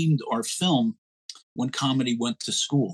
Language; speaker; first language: English; native; English